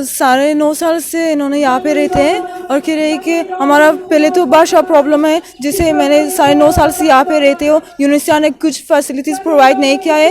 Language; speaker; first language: Hindi; non-native, fluent; Persian